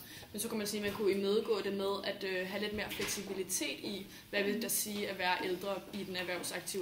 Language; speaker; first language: Danish; native; Danish